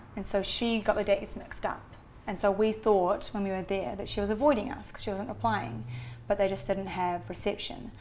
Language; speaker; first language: English; native; English